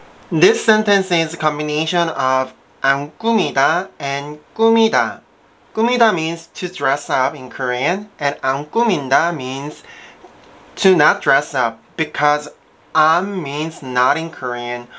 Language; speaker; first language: English; non-native, fluent; Korean